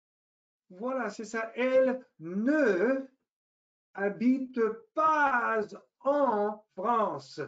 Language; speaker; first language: French; non-native, fluent; English